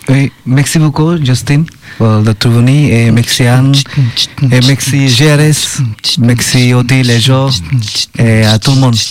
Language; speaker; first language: French; non-native, learner; Bangla